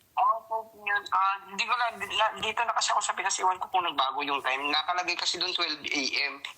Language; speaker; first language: Filipino; non-native, local second language; Hiligaynon